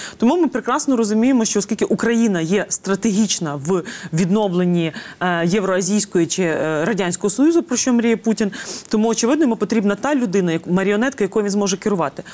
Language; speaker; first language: Ukrainian; native; Ukrainian